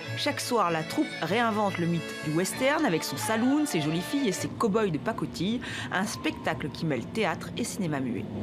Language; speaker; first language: French; native; French